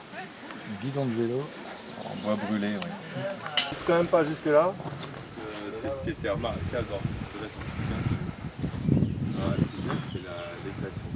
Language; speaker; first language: French; native; French